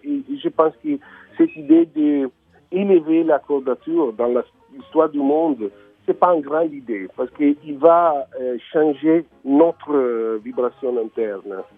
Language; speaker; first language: French; non-native, learner; Italian